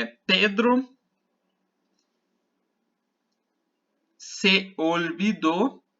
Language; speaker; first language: Spanish; non-native, fluent; Portuguese